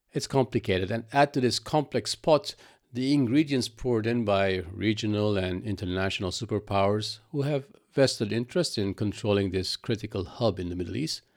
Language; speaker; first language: English; non-native, fluent; Arabic